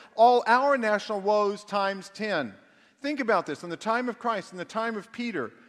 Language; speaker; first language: English; native; English